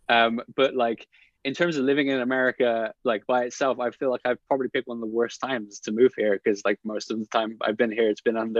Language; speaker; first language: English; native; English